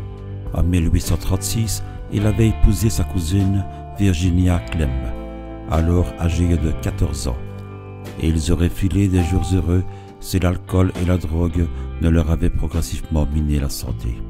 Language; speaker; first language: French; native; French